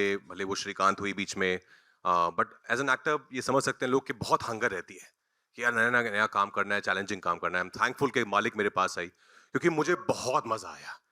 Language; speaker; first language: Hindi; native; Hindi